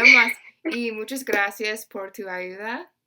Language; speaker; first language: Spanish; non-native, learner; English